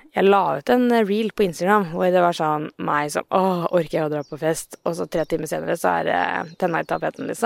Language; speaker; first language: Norwegian; native; Norwegian